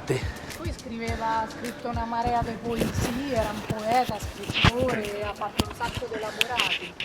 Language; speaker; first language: Italian; native; Italian